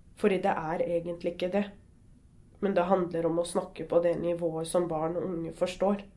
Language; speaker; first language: Norwegian; early bilingual, other home language; Arabic